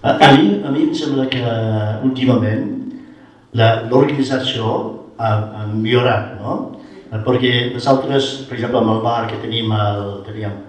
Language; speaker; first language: Catalan; non-native, fluent; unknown